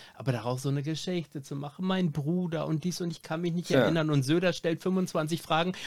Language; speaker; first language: German; native; German